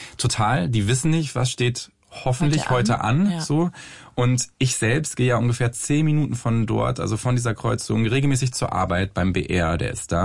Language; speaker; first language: German; native; German